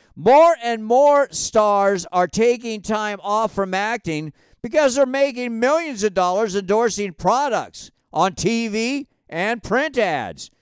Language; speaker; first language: English; native; English